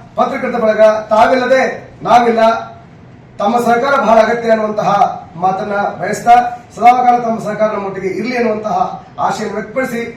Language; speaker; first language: Kannada; non-native, local second language; Lambadi